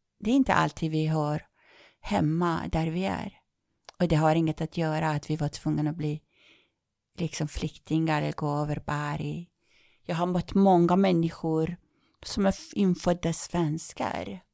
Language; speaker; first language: Swedish; non-native, fluent; Persian